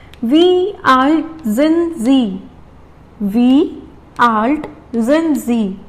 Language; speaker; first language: German; non-native, learner; Hindi